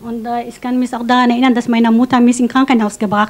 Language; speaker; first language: German; non-native, fluent; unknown